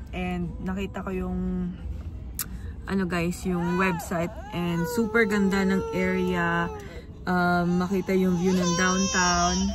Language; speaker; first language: Filipino; non-native, local second language; Cebuano